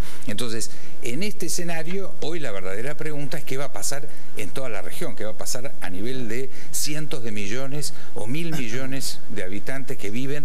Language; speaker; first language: Spanish; native; Spanish